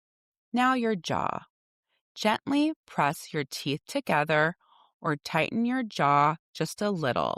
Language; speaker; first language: English; native; English